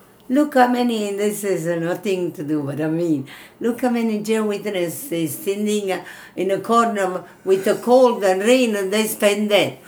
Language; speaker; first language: English; non-native, fluent; Italian